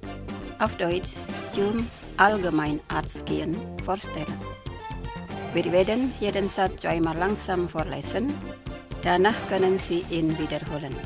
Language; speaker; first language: German; non-native, fluent; Indonesian